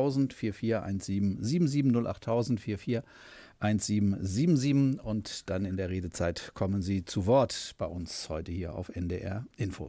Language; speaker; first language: German; native; German